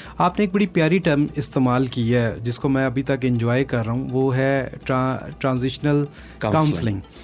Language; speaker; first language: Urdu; non-native, local second language; Punjabi